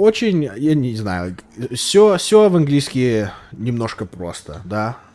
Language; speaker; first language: Russian; non-native, learner; English